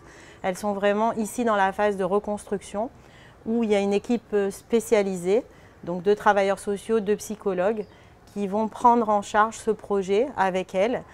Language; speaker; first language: French; native; French